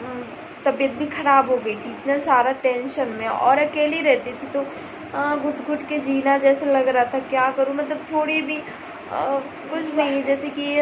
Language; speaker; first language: Hindi; native; Hindi